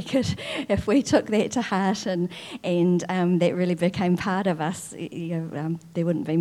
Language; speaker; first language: English; native; English